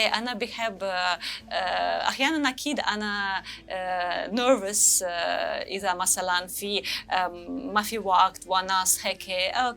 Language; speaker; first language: Arabic; non-native, learner; Russian